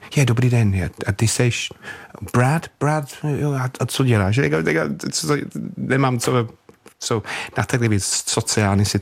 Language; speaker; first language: Czech; non-native, fluent; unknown